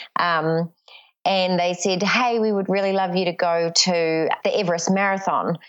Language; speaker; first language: English; native; English